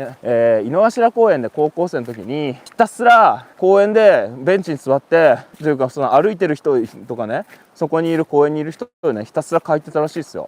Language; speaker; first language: Japanese; native; Japanese